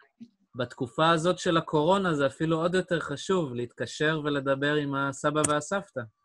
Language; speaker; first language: Hebrew; native; Hebrew